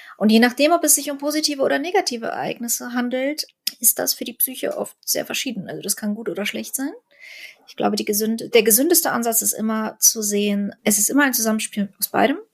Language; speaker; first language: German; early bilingual, other home language; Russian